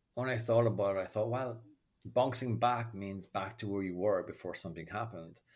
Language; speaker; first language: English; native; English